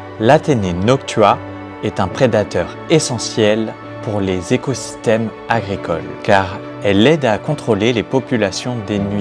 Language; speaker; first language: French; native; French